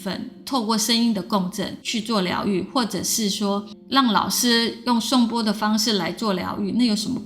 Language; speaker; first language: Chinese; native; Chinese